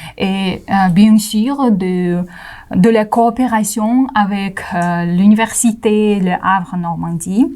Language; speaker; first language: French; non-native, learner; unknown